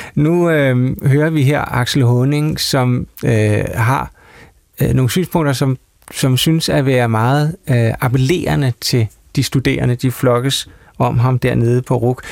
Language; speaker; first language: Danish; native; Danish